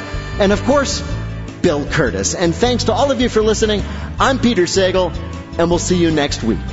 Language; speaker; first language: English; native; English